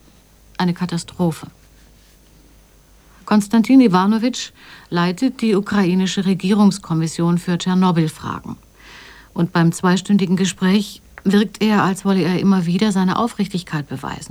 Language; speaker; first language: German; native; German